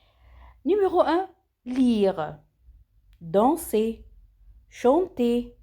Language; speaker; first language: French; non-native, fluent; Arabic